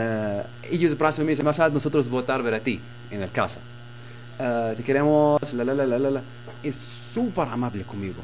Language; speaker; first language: Spanish; non-native, learner; Arabic